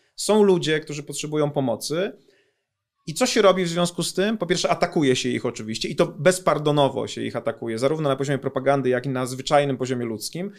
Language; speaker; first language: Polish; native; Polish